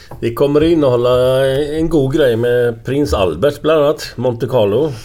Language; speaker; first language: Swedish; native; Swedish